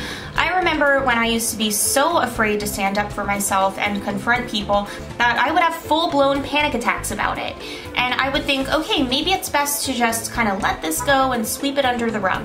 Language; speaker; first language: English; native; English